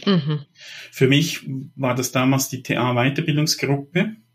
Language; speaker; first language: German; native; German